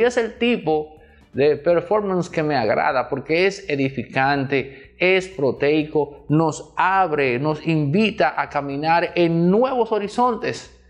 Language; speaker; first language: Spanish; native; Spanish